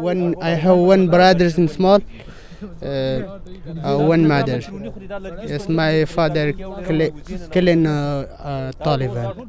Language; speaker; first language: English; non-native, learner; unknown